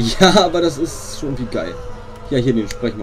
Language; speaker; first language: German; native; German